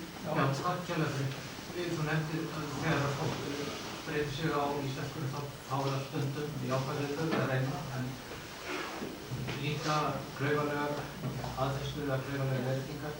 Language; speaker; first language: Icelandic; non-native, fluent; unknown